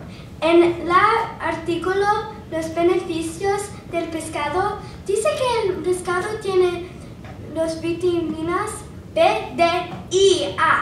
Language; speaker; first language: Spanish; non-native, learner; English